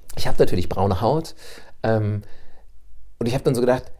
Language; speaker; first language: German; native; German